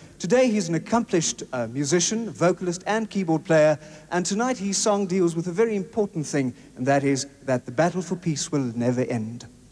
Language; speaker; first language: English; non-native, local second language; Afrikaans